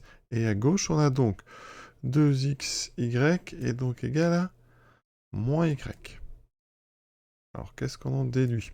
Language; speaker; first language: French; native; French